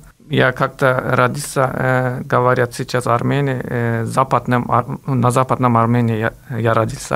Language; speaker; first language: Russian; non-native, learner; Turkish